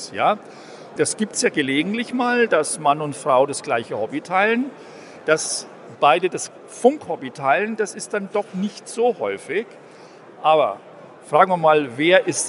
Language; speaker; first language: German; native; German